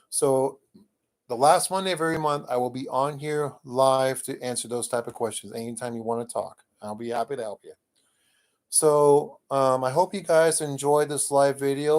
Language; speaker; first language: English; native; English